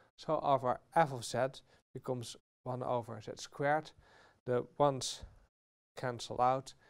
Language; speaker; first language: English; non-native, fluent; Dutch